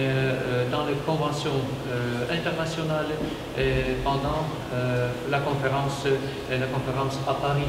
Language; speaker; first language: French; non-native, learner; Ukrainian